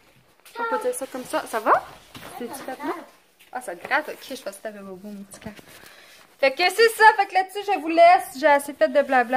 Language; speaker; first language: French; native; French